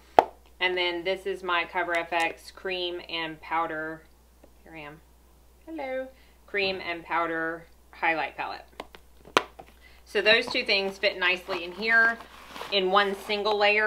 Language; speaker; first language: English; native; English